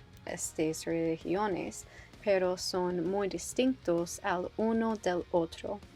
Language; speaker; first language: Spanish; non-native, learner; English